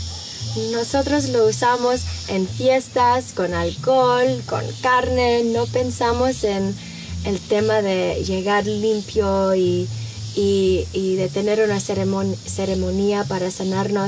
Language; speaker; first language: Spanish; early bilingual, heritage; Spanish